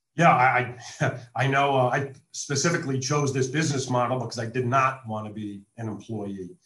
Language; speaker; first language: English; native; English